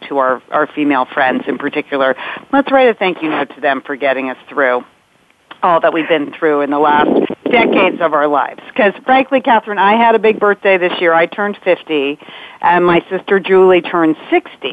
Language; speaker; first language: English; native; English